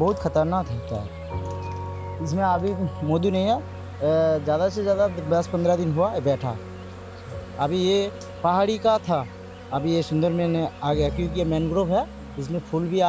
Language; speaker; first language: Hindi; non-native, local second language; Bangla